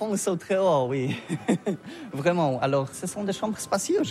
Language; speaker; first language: French; non-native, learner; Polish